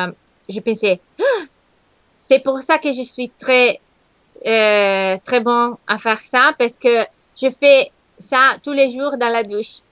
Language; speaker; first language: French; non-native, learner; Italian